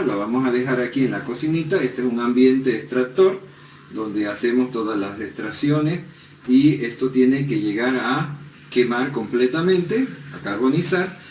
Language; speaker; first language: Spanish; native; Spanish